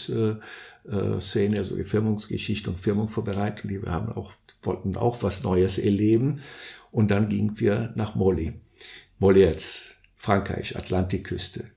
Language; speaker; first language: German; non-native, fluent; Portuguese